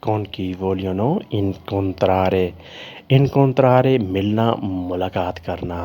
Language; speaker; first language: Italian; non-native, learner; Urdu